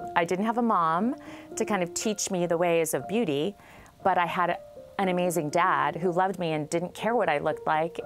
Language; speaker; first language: English; native; English